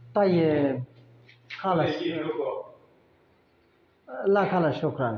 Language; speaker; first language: Arabic; non-native, learner; Bangla